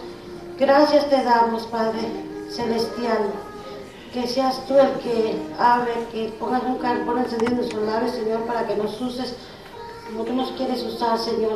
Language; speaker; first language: Spanish; native; Spanish